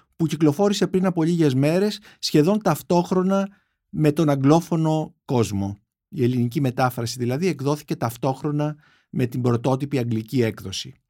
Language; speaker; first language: Greek; native; Greek